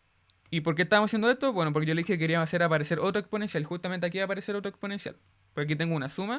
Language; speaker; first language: Spanish; native; Spanish